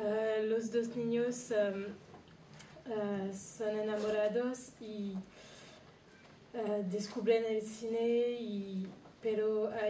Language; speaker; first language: Spanish; non-native, learner; French